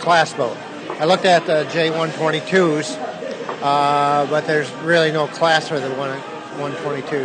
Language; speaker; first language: English; native; English